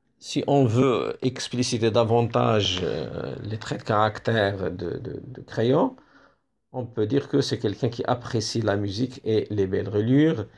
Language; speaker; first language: French; non-native, local second language; Arabic